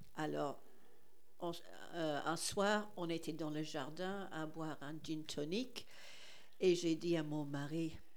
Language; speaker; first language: French; non-native, fluent; English